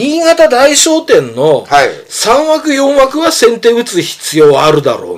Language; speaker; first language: Japanese; native; Japanese